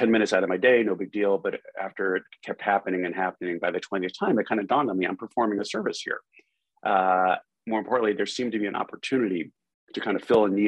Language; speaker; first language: English; native; English